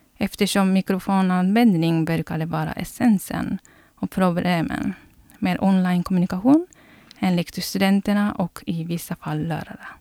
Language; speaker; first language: Swedish; non-native, fluent; Japanese